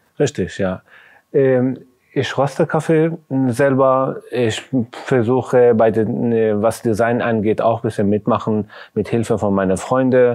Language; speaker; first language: German; non-native, fluent; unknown